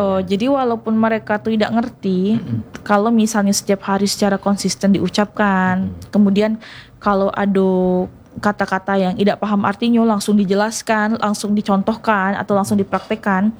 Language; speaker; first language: Indonesian; non-native, local second language; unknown